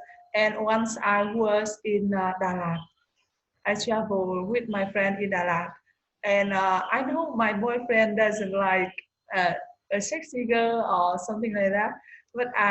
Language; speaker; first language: English; non-native, learner; Vietnamese